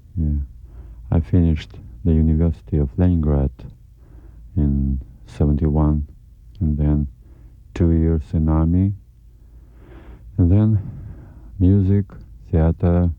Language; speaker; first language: English; non-native, learner; Russian